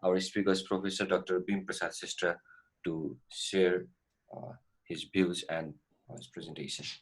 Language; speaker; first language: English; non-native, local second language; Nepali